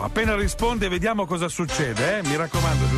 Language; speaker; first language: Italian; native; Italian